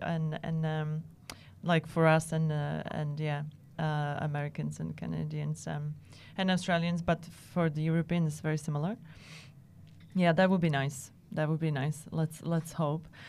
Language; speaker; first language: English; non-native, fluent; Czech